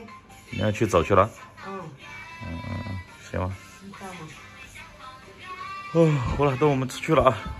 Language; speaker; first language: Chinese; native; Chinese